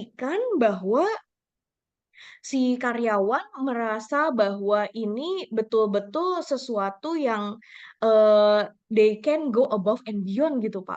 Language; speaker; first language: Indonesian; native; Indonesian